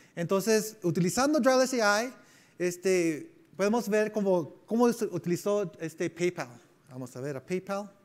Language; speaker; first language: Spanish; early bilingual, heritage; Spanish